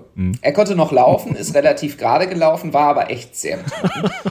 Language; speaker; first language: German; native; German